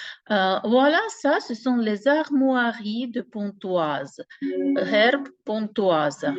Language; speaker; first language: French; non-native, fluent; Ukrainian